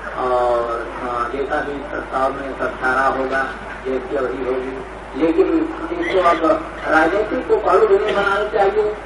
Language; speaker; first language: Hindi; native; Hindi